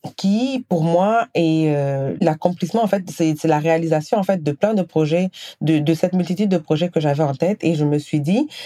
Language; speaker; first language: French; non-native, local second language; Wolof